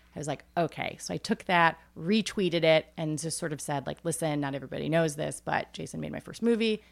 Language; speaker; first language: English; native; English